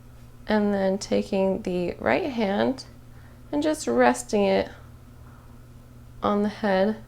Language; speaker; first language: English; native; English